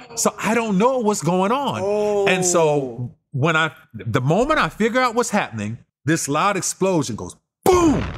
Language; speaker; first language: English; native; English